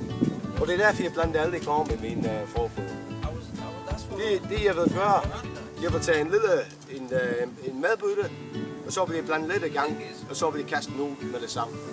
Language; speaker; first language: Danish; non-native, fluent; English